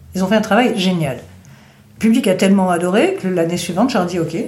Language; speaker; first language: French; native; French